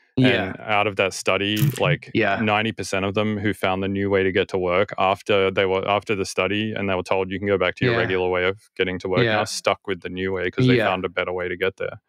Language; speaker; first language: English; native; English